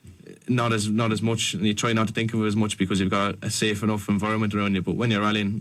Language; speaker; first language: English; native; English